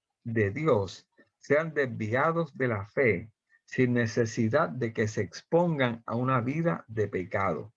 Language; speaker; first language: Spanish; native; Spanish